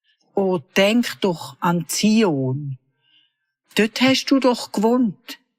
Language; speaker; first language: German; native; German